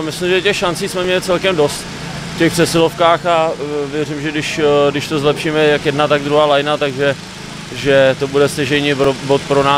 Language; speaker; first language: Czech; native; Czech